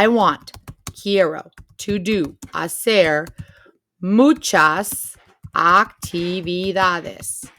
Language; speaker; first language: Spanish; non-native, fluent; English